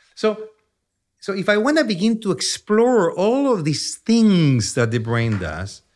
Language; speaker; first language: English; non-native, fluent; Spanish